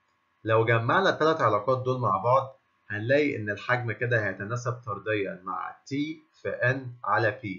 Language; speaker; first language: Arabic; native; Arabic